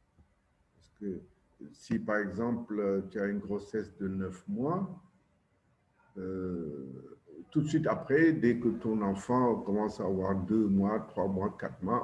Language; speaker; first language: French; non-native, local second language; Wolof